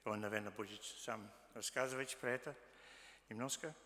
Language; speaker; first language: Russian; early bilingual, heritage; Russian